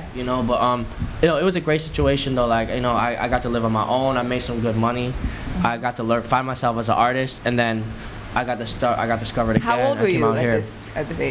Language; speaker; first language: English; native; English